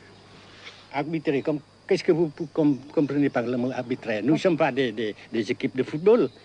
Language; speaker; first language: French; non-native, fluent; Vietnamese